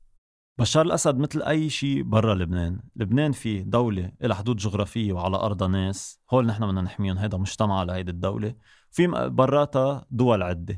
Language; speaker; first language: Arabic; native; Arabic